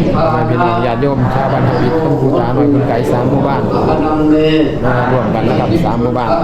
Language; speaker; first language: Thai; native; Thai